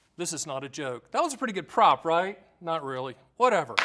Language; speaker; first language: English; native; English